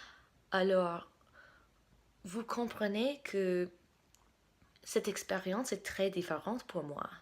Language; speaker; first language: French; non-native, fluent; English